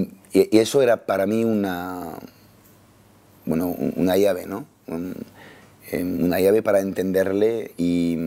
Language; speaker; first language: Spanish; non-native, fluent; French